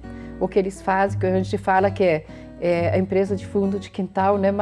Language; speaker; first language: Portuguese; native; Portuguese